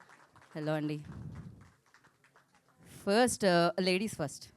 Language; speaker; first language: Telugu; native; Telugu